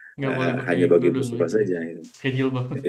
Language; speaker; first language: Indonesian; native; Indonesian